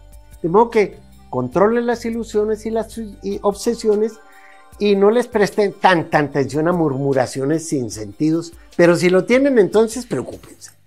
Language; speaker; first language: Spanish; native; Spanish